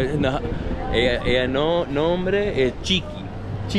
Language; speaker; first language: Spanish; non-native, learner; English